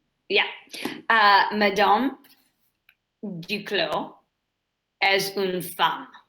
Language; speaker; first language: French; non-native, learner; English